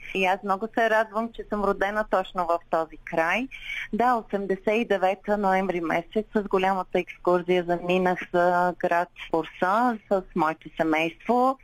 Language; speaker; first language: Bulgarian; non-native, local second language; Turkish